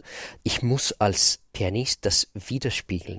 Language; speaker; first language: German; non-native, fluent; Russian